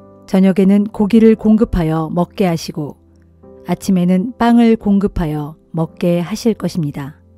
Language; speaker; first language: Korean; native; Korean